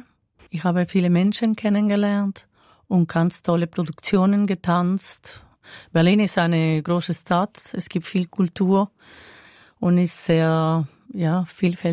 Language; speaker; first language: German; non-native, fluent; Spanish